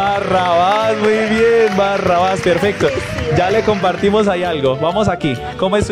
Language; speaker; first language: Spanish; native; Spanish